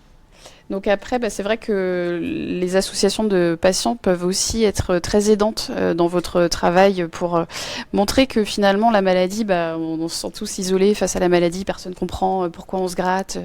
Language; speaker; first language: French; native; French